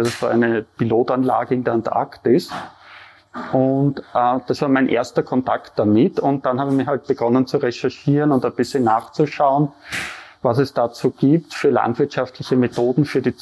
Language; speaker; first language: German; native; German